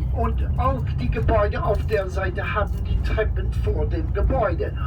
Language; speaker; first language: German; non-native, fluent; English